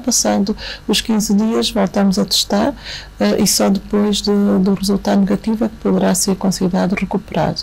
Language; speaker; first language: Portuguese; native; Portuguese